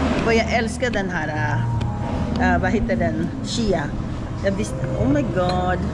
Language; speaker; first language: Swedish; non-native, learner; Filipino